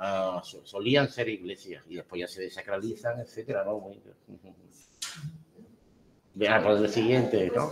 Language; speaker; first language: Spanish; native; Spanish